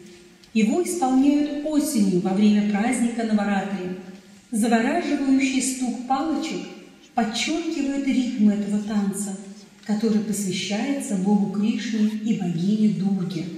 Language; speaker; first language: Russian; native; Russian